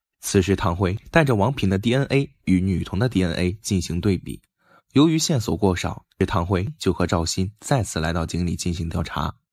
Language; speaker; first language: Chinese; native; Chinese